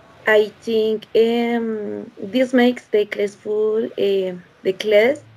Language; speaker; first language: English; non-native, learner; Spanish